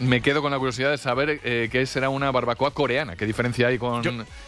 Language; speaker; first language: Spanish; native; Spanish